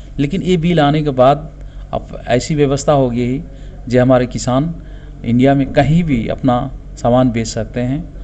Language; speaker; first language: Hindi; non-native, local second language; Assamese